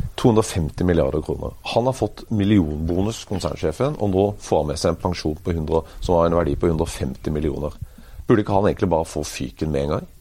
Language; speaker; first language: Norwegian; native; Norwegian